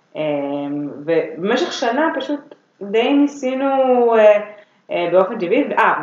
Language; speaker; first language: Hebrew; native; Hebrew